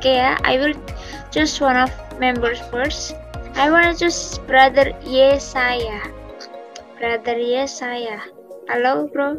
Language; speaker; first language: English; non-native, learner; Indonesian